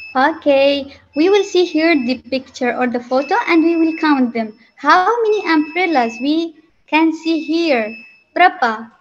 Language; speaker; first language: English; non-native, fluent; Arabic